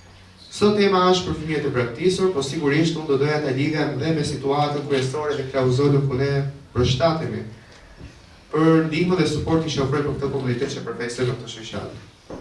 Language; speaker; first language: Albanian; native; Albanian